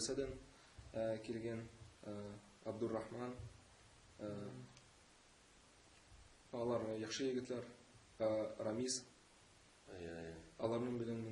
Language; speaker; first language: Tatar; non-native, local second language; Russian